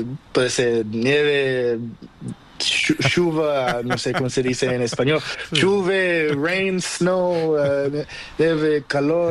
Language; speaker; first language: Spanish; non-native, learner; Portuguese